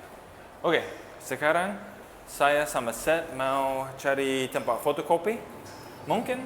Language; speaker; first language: Indonesian; non-native, fluent; English